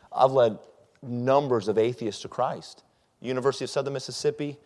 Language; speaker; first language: English; native; English